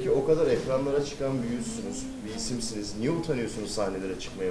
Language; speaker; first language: Turkish; native; Turkish